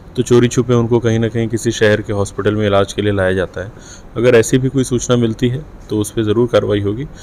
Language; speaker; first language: Hindi; native; Hindi